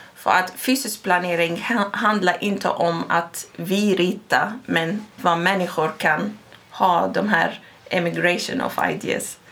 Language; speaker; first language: Swedish; non-native, fluent; Arabic